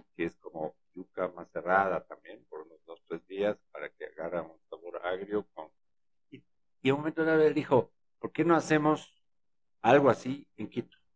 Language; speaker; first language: Spanish; non-native, fluent; German